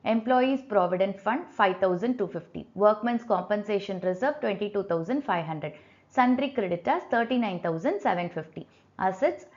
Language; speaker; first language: English; non-native, local second language; Tamil